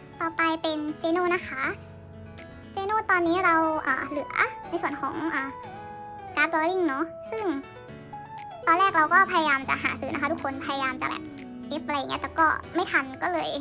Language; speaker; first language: Thai; native; Thai